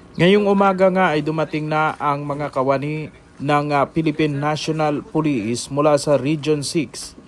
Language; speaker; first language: Filipino; native; Filipino